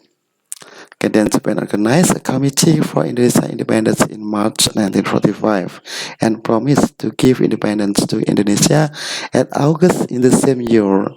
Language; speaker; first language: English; non-native, learner; Indonesian